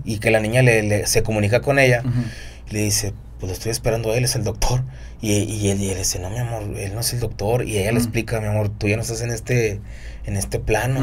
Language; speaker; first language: Spanish; native; Spanish